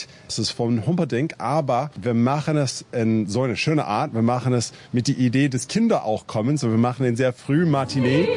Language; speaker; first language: German; non-native, learner; English